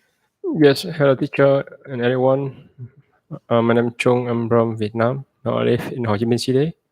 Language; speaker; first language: English; non-native, learner; Vietnamese